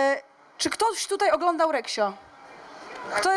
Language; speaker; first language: Polish; native; Polish